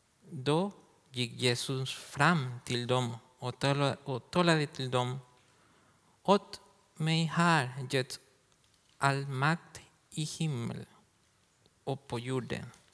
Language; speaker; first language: Swedish; non-native, learner; Spanish